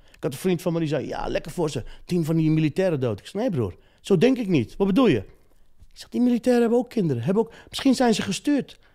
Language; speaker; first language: Dutch; early bilingual, other home language; Riffian